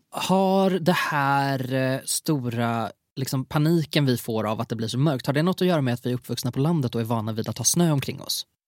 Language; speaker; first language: Swedish; native; Swedish